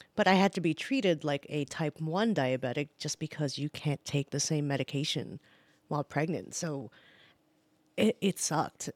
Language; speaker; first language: English; native; English